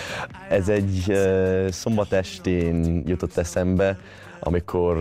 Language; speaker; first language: Hungarian; early bilingual, heritage; Hungarian